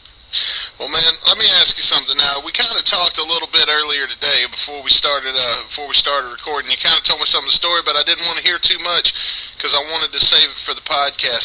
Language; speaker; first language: English; native; English